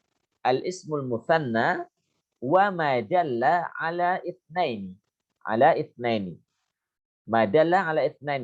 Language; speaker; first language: Arabic; non-native, fluent; Indonesian